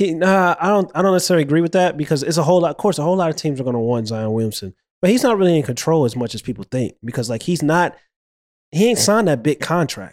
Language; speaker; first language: English; native; English